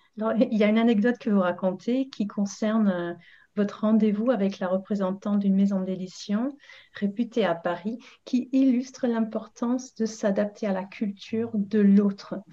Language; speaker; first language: French; non-native, fluent; English